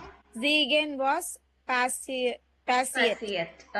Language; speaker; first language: German; non-native, learner; Tamil